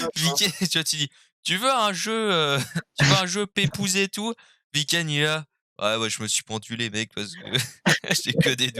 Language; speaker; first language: French; native; French